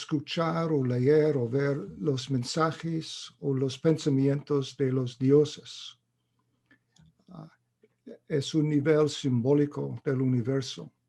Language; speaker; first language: Spanish; non-native, fluent; English